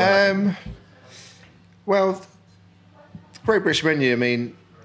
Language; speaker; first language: English; native; English